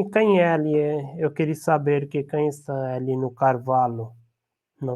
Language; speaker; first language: Portuguese; non-native, learner; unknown